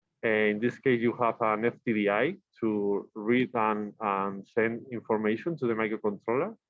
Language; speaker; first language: English; non-native, learner; Spanish